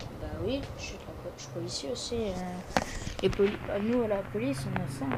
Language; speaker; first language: French; native; French